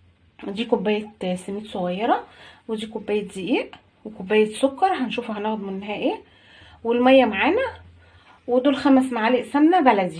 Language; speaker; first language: Arabic; native; Arabic